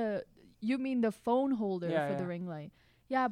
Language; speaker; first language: English; native; English